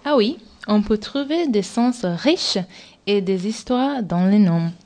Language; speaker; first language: French; non-native, fluent; English